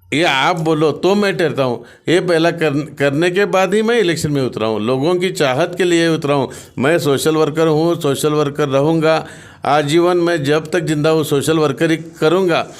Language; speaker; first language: Hindi; non-native, local second language; Marathi